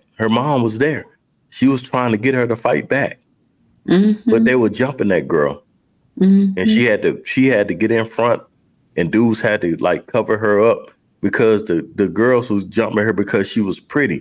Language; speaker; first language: English; native; English